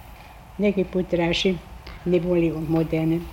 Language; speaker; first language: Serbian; non-native, learner; German